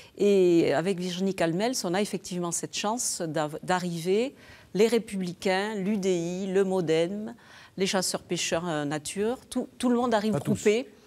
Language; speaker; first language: French; native; French